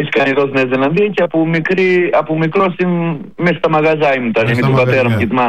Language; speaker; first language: Greek; early bilingual, heritage; Greek